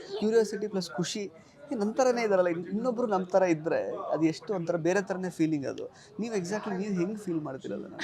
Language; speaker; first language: Kannada; native; Kannada